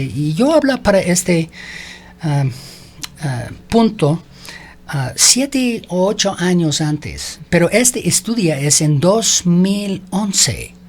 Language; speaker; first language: Spanish; non-native, learner; English